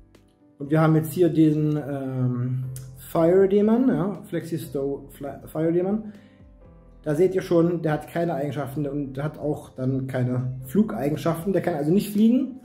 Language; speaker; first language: German; native; German